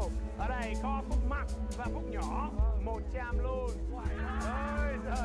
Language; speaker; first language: Vietnamese; early bilingual, heritage; English